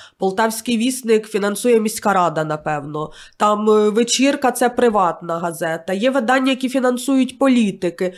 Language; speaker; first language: Ukrainian; native; Ukrainian